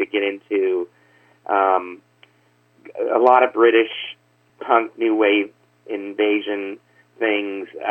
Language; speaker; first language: English; native; English